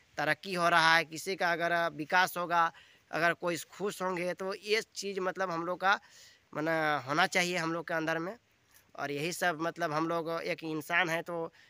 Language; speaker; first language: Hindi; native; Hindi